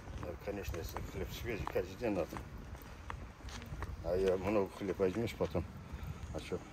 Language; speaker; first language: Russian; non-native, local second language; Kazakh